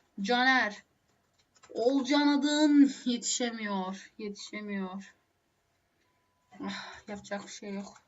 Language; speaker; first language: Turkish; native; Turkish